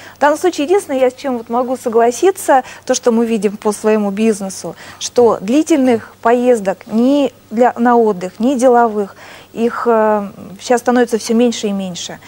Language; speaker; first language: Russian; native; Russian